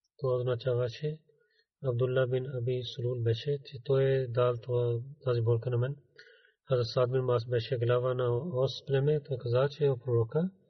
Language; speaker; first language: Bulgarian; non-native, learner; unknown